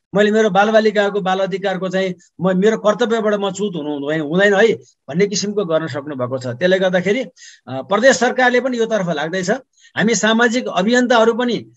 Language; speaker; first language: Nepali; native; Nepali